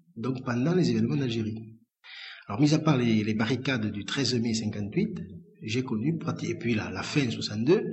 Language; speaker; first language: French; native; French